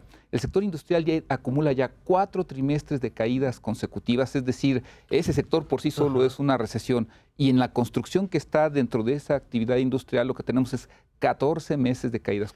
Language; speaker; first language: Spanish; native; Spanish